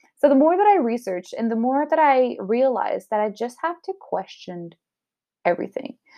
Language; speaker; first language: English; non-native, local second language; French